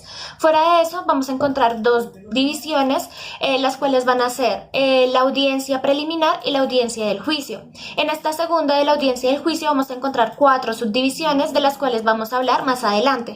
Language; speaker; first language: Spanish; native; Spanish